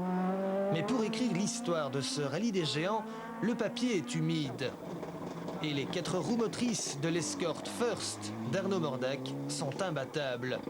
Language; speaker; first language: French; native; French